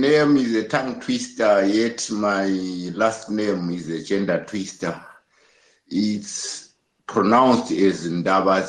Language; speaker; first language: English; non-native, local second language; North Ndebele